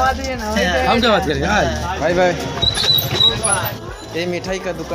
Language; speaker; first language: Hindi; non-native, local second language; Bodo